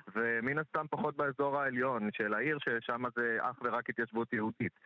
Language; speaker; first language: Hebrew; native; Hebrew